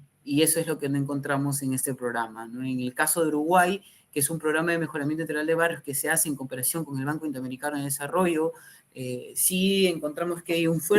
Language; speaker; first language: Spanish; native; Spanish